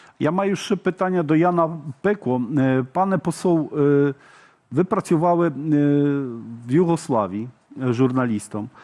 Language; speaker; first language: Polish; non-native, learner; Ukrainian